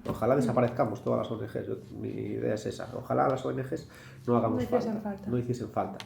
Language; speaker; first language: Spanish; native; Spanish